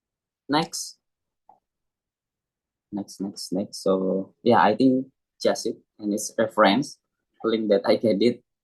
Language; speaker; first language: English; non-native, learner; Indonesian